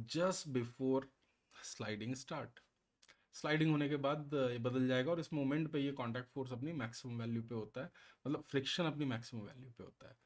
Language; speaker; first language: Hindi; native; Hindi